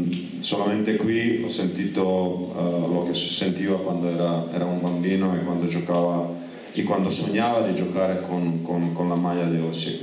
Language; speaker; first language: Italian; non-native, fluent; Croatian